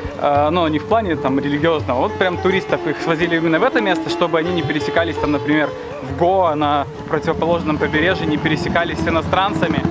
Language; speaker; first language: Russian; native; Russian